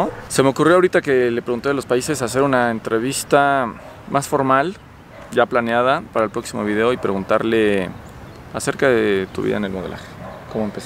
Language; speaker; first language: Spanish; native; Spanish